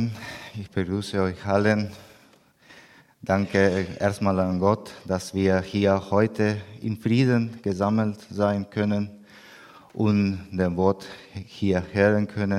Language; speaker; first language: German; non-native, learner; Spanish